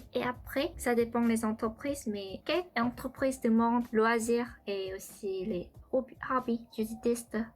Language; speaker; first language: French; non-native, learner; Korean